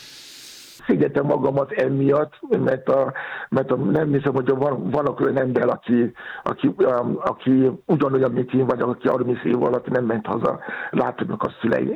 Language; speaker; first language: Hungarian; non-native, fluent; Yoruba